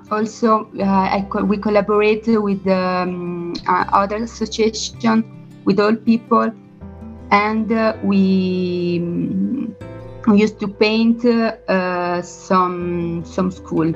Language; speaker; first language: English; non-native, learner; Italian